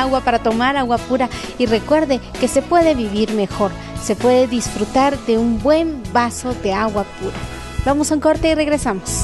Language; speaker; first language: Spanish; native; Spanish